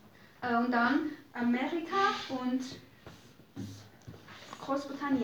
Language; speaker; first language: German; non-native, fluent; Chinese